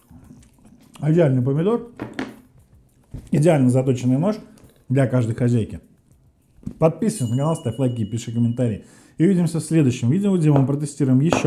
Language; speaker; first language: Russian; native; Russian